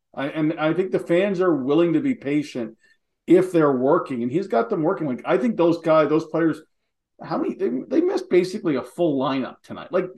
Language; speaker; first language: English; native; English